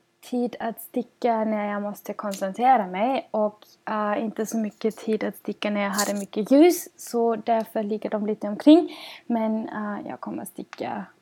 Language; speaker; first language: Swedish; non-native, fluent; German